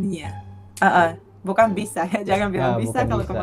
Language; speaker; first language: Indonesian; non-native, fluent; Russian